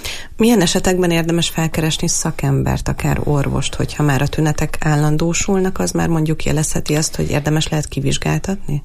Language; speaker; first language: Hungarian; native; Hungarian